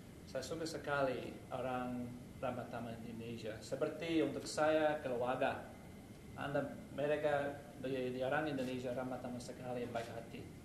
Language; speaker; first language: Indonesian; non-native, learner; English